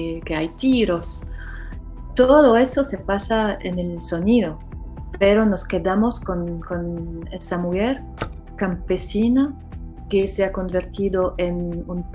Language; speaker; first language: Spanish; non-native, fluent; French